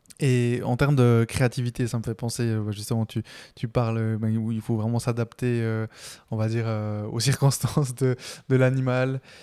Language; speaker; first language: French; early bilingual, other home language; Spanish